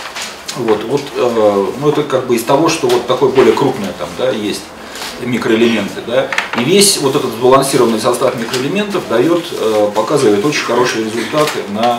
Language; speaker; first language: Russian; native; Russian